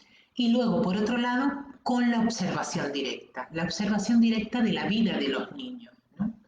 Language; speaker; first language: Spanish; native; Spanish